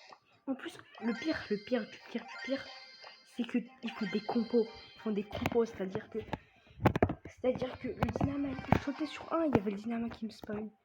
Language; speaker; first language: French; native; French